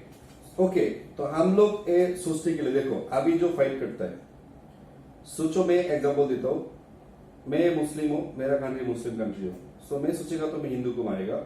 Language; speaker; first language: Hindi; non-native, learner; Bangla